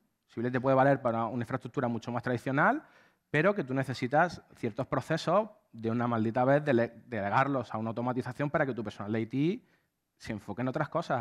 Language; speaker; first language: Spanish; native; Spanish